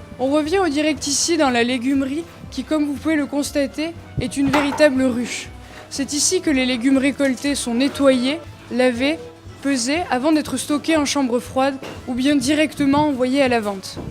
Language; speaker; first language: French; native; French